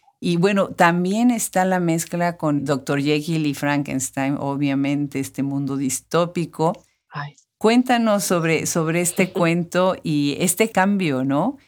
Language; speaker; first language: Spanish; native; Spanish